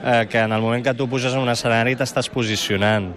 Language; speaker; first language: Catalan; native; Catalan